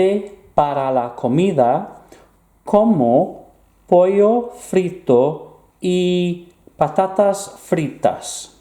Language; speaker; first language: Spanish; non-native, fluent; English